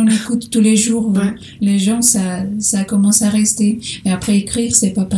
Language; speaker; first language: French; non-native, learner; Portuguese